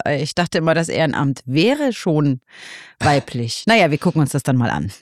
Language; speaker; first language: German; native; German